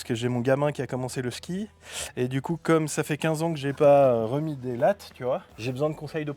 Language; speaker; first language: French; native; French